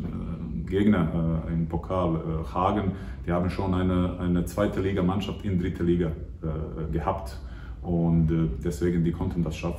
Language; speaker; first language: German; non-native, fluent; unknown